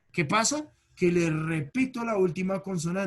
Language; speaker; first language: Spanish; native; Spanish